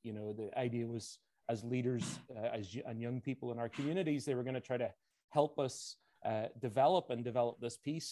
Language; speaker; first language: English; native; English